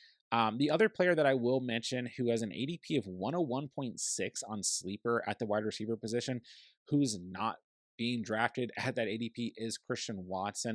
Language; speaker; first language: English; native; English